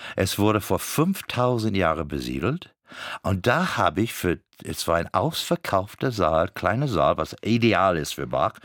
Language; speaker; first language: German; non-native, fluent; English